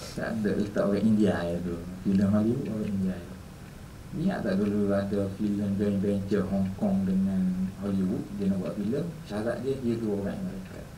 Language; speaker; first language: Malay; native; Malay